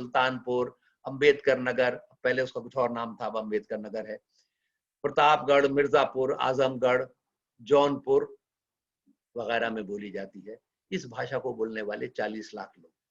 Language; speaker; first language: Hindi; native; Hindi